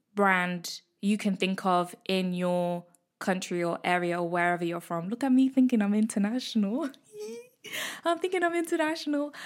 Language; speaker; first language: English; native; English